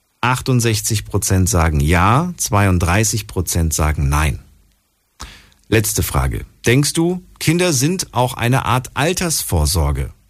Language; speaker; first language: German; native; German